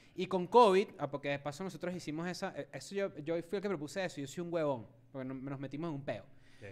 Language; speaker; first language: Spanish; native; Spanish